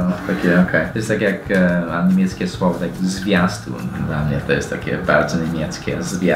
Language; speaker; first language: Polish; non-native, fluent; English